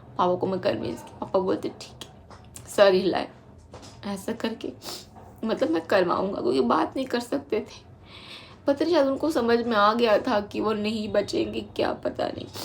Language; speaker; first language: Hindi; non-native, local second language; Bangla